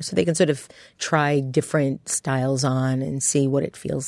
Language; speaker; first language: English; native; English